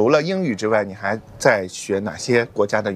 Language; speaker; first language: Chinese; native; Chinese